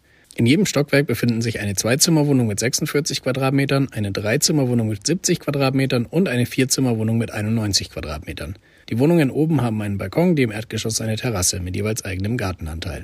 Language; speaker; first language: German; native; German